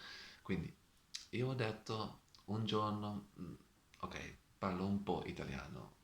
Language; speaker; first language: Italian; non-native, learner; Dutch